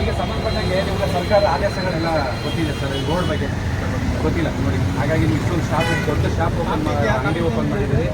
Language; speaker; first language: Kannada; native; Kannada